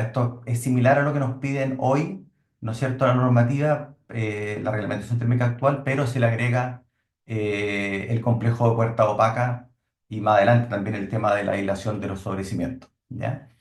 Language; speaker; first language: Spanish; native; Spanish